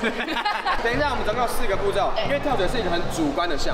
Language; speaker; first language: Chinese; native; Chinese